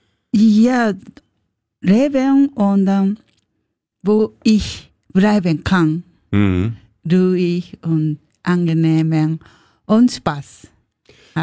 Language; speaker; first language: German; non-native, learner; Japanese